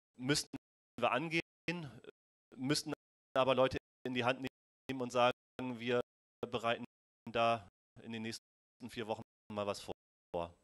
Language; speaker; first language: German; native; German